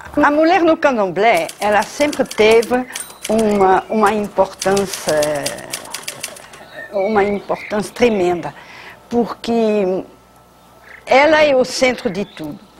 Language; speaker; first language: Portuguese; non-native, fluent; French